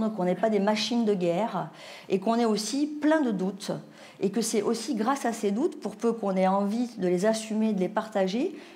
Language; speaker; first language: French; native; French